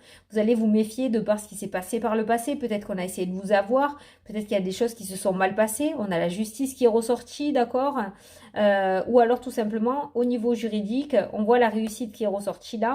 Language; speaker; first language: French; native; French